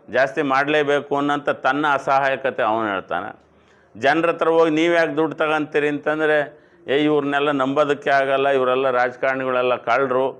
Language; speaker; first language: Kannada; native; Kannada